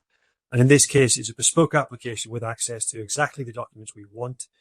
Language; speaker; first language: English; native; English